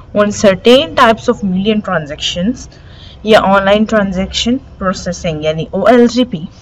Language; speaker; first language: English; non-native, local second language; Urdu